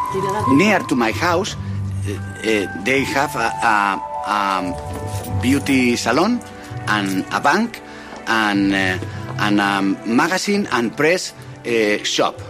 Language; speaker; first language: English; non-native, learner; Spanish